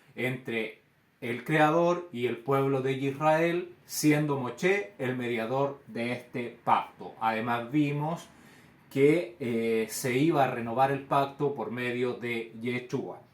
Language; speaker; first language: Spanish; native; Spanish